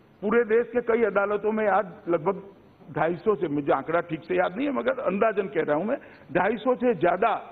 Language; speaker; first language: Hindi; non-native, local second language; Gujarati